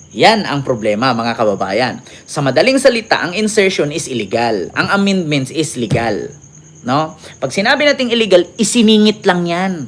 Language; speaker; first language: Filipino; native; Filipino